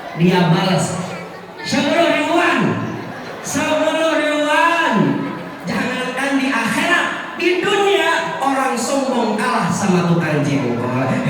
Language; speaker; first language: Indonesian; non-native, local second language; Sundanese